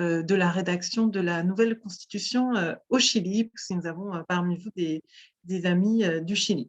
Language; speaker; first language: French; native; French